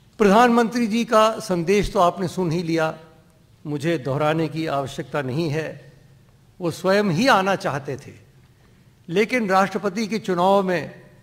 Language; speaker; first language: Hindi; non-native, local second language; Dogri